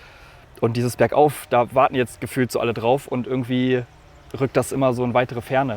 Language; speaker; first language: German; native; German